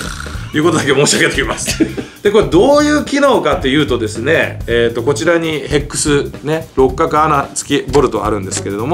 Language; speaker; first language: Japanese; native; Japanese